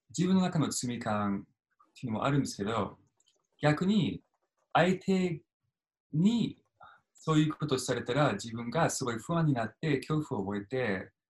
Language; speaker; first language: Japanese; non-native, fluent; English